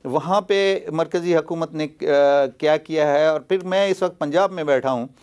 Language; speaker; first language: Urdu; non-native, local second language; Baluchi